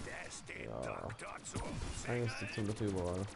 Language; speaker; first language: German; native; German